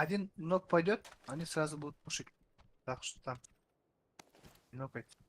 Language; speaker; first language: Russian; non-native, local second language; Yakut